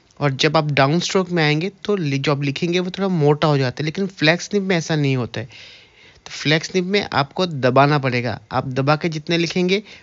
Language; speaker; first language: Hindi; native; Hindi